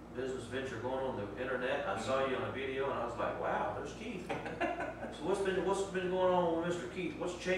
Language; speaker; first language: English; native; English